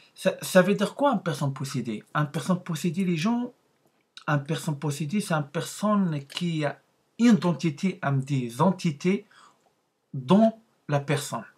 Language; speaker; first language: French; non-native, learner; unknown